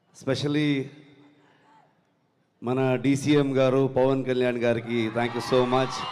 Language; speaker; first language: Telugu; non-native, learner; Kannada